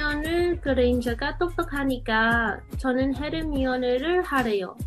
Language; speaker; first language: Korean; non-native, learner; English